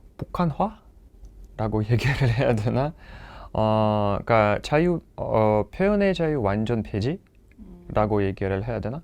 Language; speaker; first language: Korean; non-native, fluent; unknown